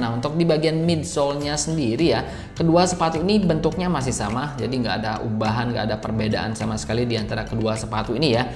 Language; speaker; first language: Indonesian; native; Indonesian